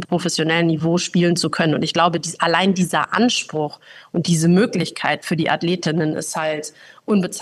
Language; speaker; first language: German; native; German